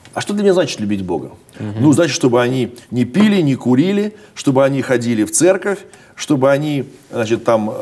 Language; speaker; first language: Russian; native; Russian